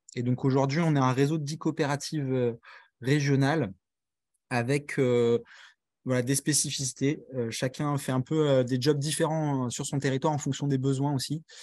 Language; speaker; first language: French; native; French